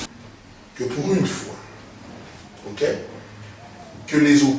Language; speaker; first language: French; non-native, local second language; Lingala